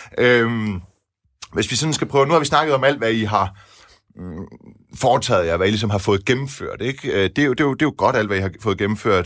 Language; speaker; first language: Danish; early bilingual, other home language; Persian